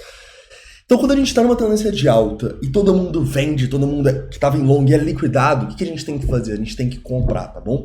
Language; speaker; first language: Portuguese; native; Portuguese